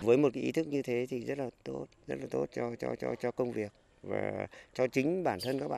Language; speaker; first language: Vietnamese; native; Vietnamese